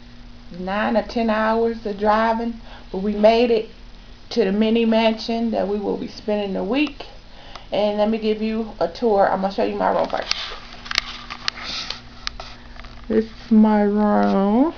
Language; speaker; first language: English; native; English